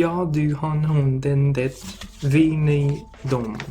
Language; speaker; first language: Swedish; non-native, learner; English